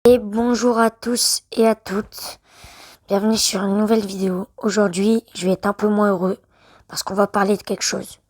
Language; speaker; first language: French; native; French